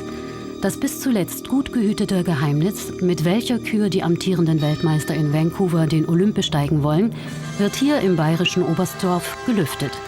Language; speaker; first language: German; native; German